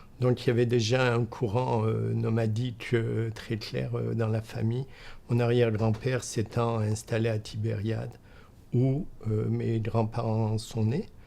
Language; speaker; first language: French; native; French